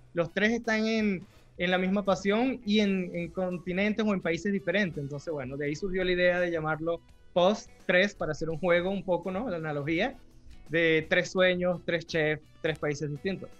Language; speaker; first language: Spanish; native; Spanish